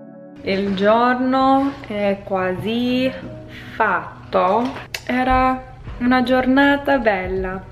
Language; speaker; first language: Italian; non-native, learner; English